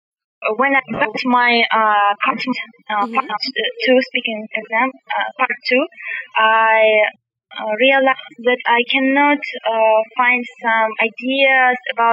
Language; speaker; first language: English; non-native, fluent; Kazakh